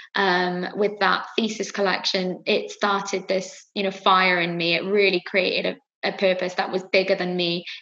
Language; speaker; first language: English; native; English